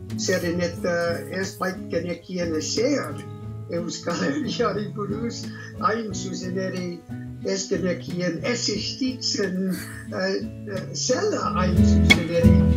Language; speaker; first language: Basque; non-native, fluent; English